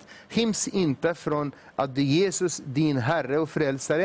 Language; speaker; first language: Swedish; non-native, fluent; Arabic